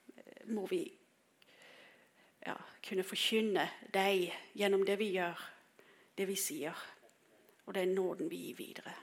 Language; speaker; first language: Norwegian; non-native, fluent; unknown